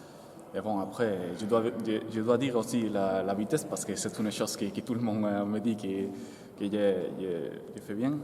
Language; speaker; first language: French; non-native, fluent; Spanish